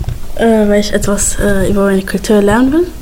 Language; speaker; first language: German; early bilingual, other home language; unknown